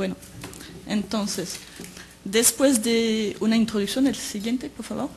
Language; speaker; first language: Spanish; native; Spanish